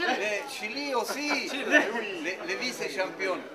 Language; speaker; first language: French; non-native, fluent; Spanish